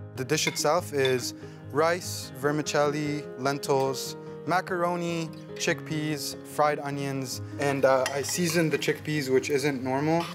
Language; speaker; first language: English; early bilingual, other home language; Arabic